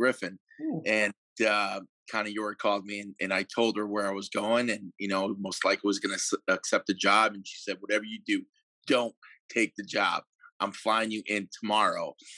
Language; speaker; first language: English; native; English